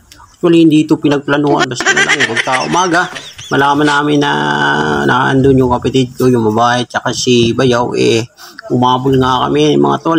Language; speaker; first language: Filipino; non-native, local second language; Bikol